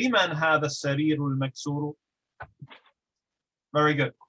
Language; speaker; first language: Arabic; non-native, fluent; English